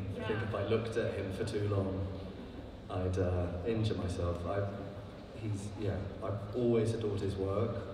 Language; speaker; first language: English; native; English